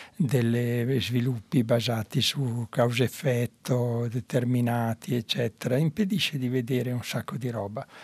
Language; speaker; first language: Italian; native; Italian